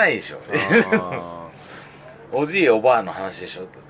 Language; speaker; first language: Japanese; native; Japanese